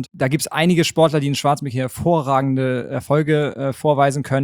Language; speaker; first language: German; native; German